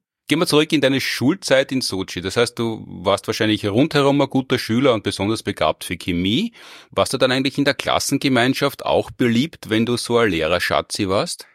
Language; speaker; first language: German; native; German